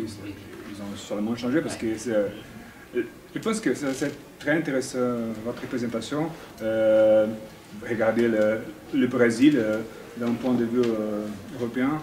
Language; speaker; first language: French; non-native, fluent; Portuguese